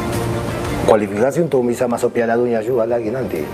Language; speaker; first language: Indonesian; non-native, fluent; Spanish